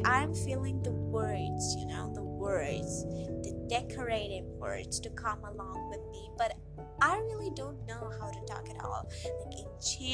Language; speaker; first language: English; native; English